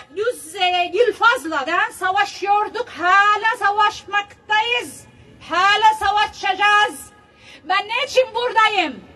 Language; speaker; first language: Turkish; non-native, learner; Arabic